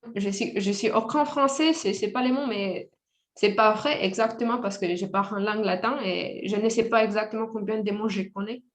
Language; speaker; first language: French; non-native, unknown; Romanian